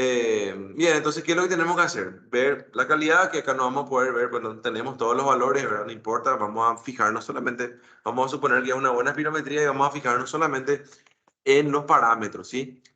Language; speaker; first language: Spanish; native; Spanish